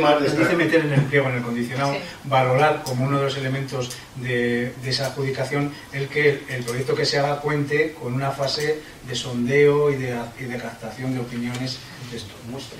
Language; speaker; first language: Spanish; native; Spanish